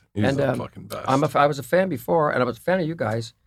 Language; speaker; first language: English; native; English